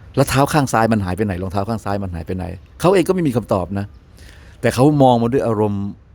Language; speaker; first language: Thai; native; Thai